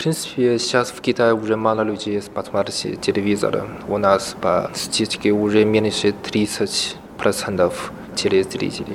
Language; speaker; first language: Russian; non-native, fluent; Chinese